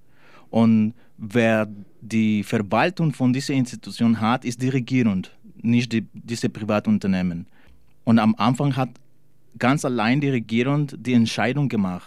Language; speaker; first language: German; non-native, learner; Spanish